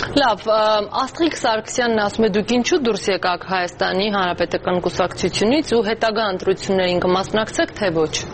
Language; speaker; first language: Armenian; native; Armenian